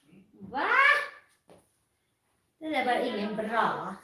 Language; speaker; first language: Swedish; non-native, fluent; Filipino